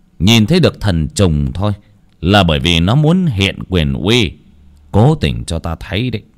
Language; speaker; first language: Vietnamese; native; Vietnamese